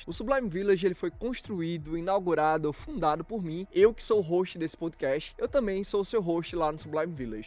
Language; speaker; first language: Portuguese; native; Portuguese